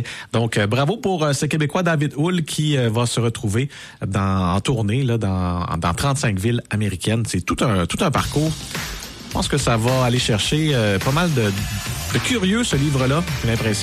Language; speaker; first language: French; native; French